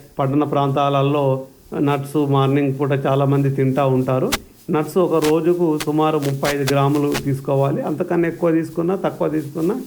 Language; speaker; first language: Telugu; native; Telugu